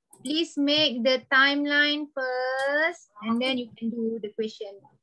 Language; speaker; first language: English; non-native, local second language; Malay